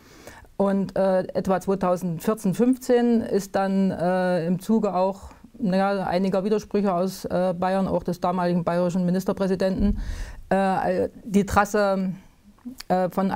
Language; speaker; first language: German; native; German